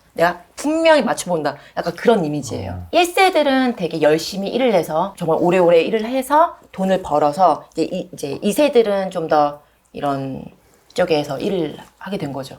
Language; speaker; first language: Korean; early bilingual, other home language; English